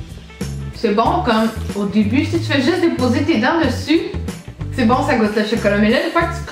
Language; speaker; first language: French; native; French